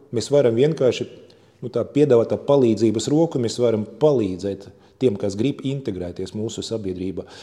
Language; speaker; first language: Latvian; non-native, local second language; Russian